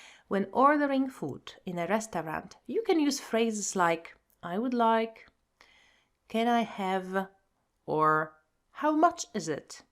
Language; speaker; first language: English; non-native, fluent; Polish